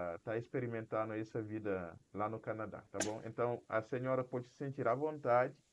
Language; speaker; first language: Portuguese; non-native, fluent; French